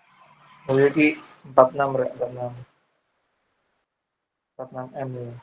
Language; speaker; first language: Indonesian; non-native, local second language; Javanese